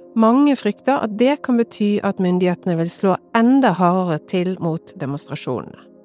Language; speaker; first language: Norwegian; native; Norwegian